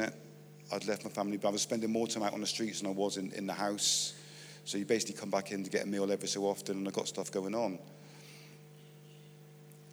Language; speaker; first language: English; native; English